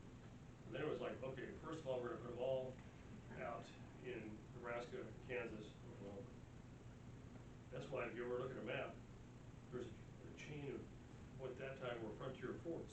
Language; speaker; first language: English; native; English